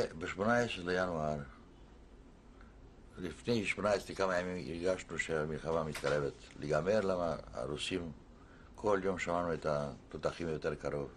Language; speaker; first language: Hebrew; non-native, fluent; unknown